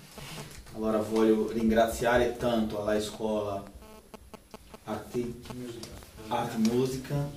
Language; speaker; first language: Italian; non-native, fluent; Portuguese